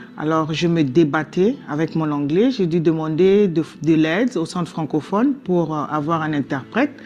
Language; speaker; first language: French; non-native, local second language; Lingala